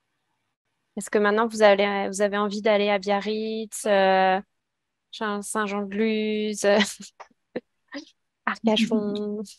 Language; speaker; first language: French; native; French